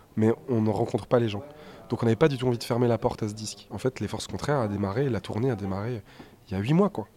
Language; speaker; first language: French; native; French